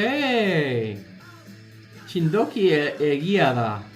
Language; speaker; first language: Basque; non-native, learner; English